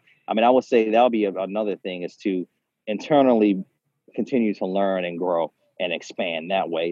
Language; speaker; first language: English; native; English